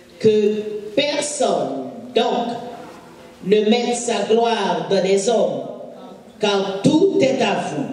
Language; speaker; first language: French; non-native, local second language; Haitian Creole